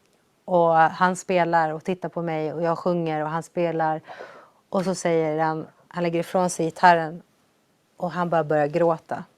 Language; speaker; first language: Swedish; early bilingual, other home language; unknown